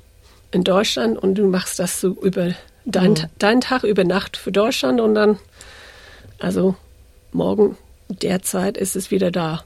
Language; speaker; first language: German; non-native, fluent; English